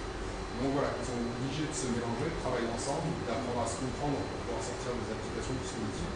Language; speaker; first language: French; native; French